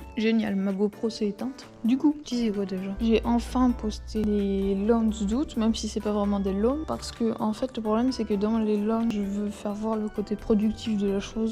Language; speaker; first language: French; native; French